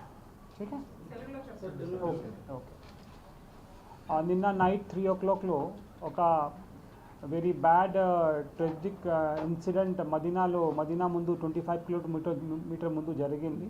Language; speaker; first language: Telugu; non-native, local second language; Hindi